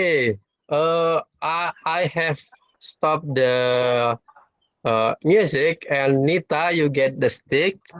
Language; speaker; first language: English; non-native, fluent; Indonesian